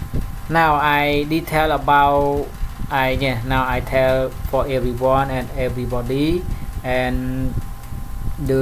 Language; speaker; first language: English; non-native, learner; Khmer